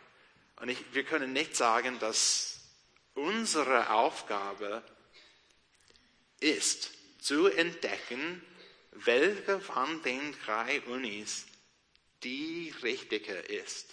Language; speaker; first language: German; non-native, learner; English